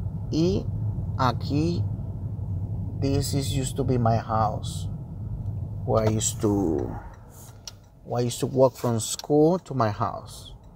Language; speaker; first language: English; early bilingual, other home language; Spanish